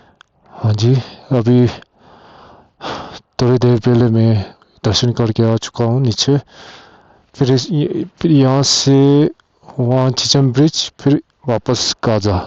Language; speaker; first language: Hindi; non-native, local second language; Tibetan